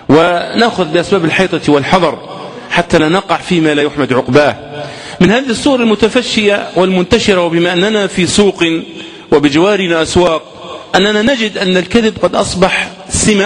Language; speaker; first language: Arabic; native; Arabic